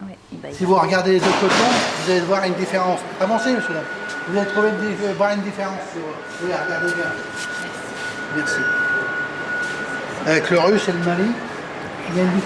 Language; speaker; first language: French; native; French